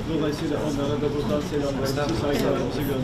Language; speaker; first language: Turkish; native; Turkish